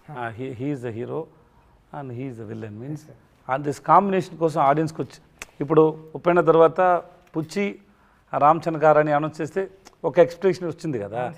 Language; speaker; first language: Telugu; non-native, learner; Tamil